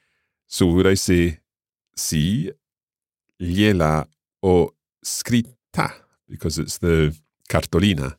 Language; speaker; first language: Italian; non-native, learner; English